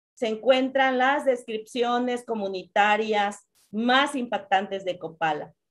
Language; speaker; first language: Spanish; native; Spanish